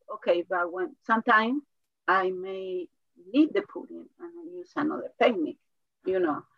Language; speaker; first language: English; non-native, learner; Spanish